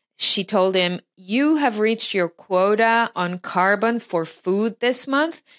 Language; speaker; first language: English; non-native, fluent; Hebrew